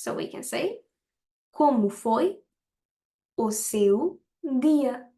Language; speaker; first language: Portuguese; non-native, fluent; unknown